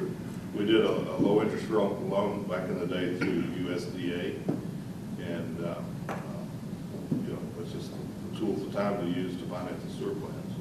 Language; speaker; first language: English; native; English